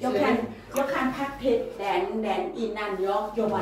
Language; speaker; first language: Swedish; non-native, learner; Thai